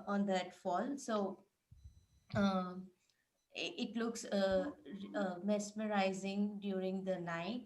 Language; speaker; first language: English; non-native, learner; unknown